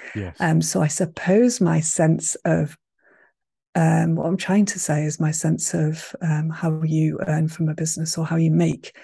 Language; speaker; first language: English; native; English